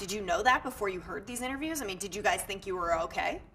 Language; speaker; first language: English; native; English